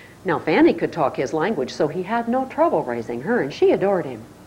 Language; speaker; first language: English; native; English